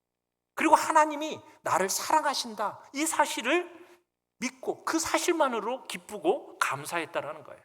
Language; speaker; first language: Korean; native; Korean